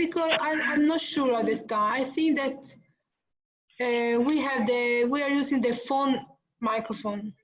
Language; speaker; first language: English; non-native, learner; Italian